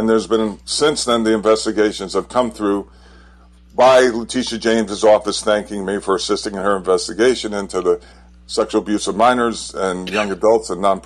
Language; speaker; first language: English; native; English